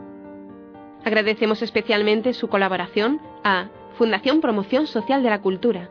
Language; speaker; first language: Spanish; native; Spanish